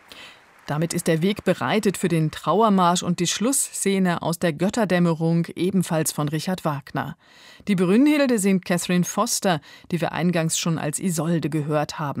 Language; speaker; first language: German; native; German